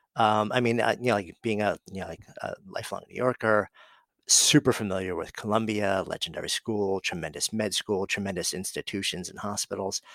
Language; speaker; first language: English; native; English